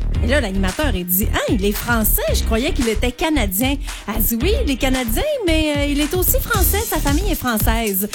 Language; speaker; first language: French; native; French